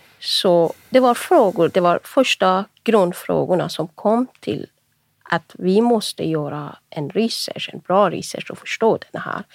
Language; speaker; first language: Swedish; non-native, fluent; Persian